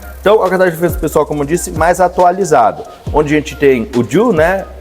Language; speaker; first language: Portuguese; native; Portuguese